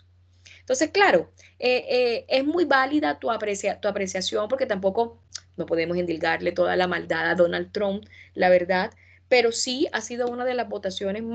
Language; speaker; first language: Spanish; native; Spanish